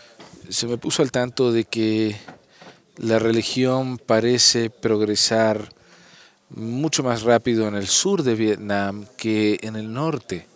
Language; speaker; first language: Spanish; non-native, fluent; English